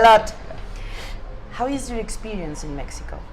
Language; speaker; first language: English; non-native, learner; Spanish